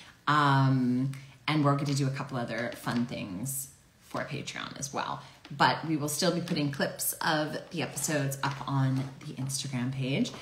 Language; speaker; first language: English; native; English